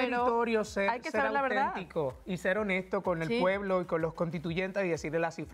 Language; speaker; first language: Spanish; native; Spanish